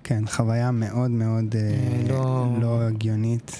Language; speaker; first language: Hebrew; native; Hebrew